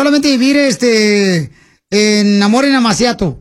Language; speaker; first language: Spanish; native; Spanish